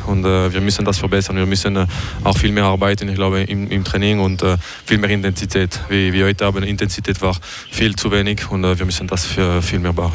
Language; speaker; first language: German; non-native, learner; French